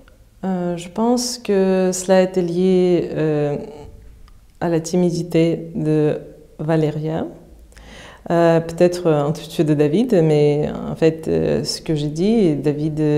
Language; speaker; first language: French; non-native, fluent; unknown